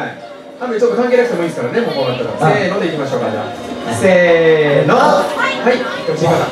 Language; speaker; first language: Japanese; native; Japanese